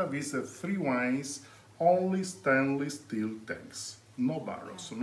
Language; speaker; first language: English; non-native, learner; Italian